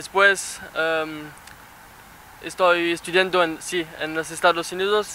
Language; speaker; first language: Spanish; non-native, learner; French